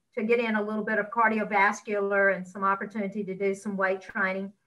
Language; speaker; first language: English; native; English